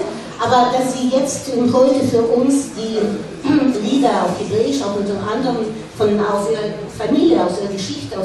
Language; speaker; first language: German; non-native, fluent; Russian